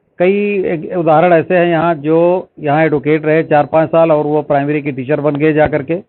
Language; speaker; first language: Hindi; native; Hindi